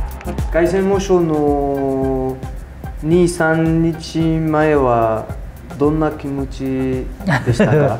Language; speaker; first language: Japanese; non-native, fluent; French